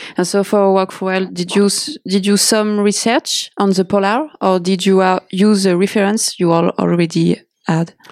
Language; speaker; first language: English; non-native, learner; French